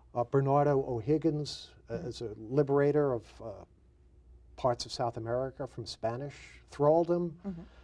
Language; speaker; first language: English; native; English